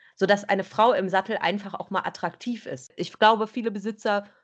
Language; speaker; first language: German; native; German